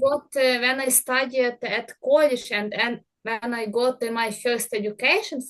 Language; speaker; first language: English; non-native, learner; Ukrainian